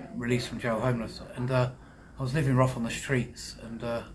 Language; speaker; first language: English; native; English